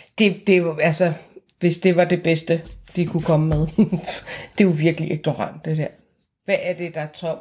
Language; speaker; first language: Danish; non-native, fluent; Persian